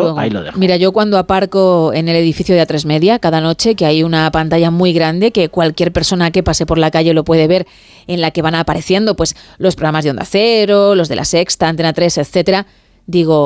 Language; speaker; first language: Spanish; native; Spanish